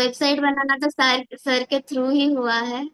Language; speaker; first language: Hindi; non-native, local second language; Odia